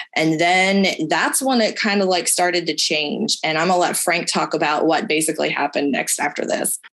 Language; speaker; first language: English; native; English